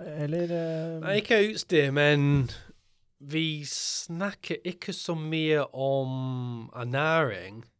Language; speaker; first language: Norwegian; non-native, learner; English